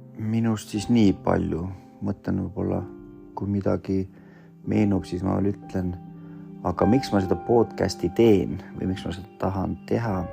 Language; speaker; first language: Estonian; early bilingual, other home language; Russian